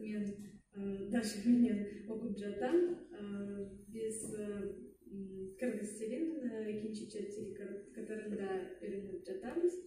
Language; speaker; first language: Kyrgyz; non-native, learner; Russian